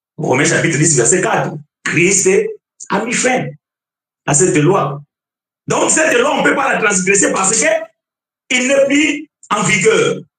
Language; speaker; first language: French; non-native, fluent; Portuguese